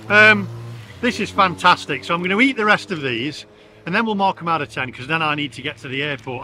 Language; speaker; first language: English; native; English